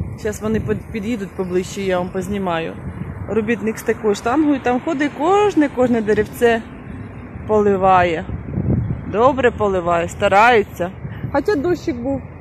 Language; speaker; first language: Ukrainian; non-native, local second language; Russian